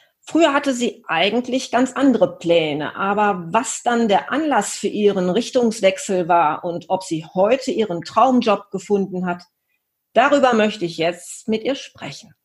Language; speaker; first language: German; native; German